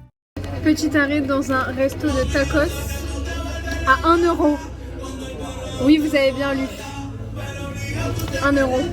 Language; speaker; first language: French; native; French